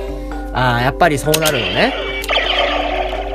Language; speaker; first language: Japanese; native; Japanese